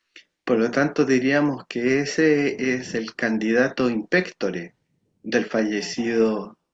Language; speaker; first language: Spanish; native; Spanish